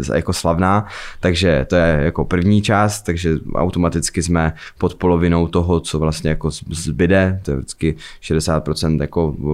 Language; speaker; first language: Czech; native; Czech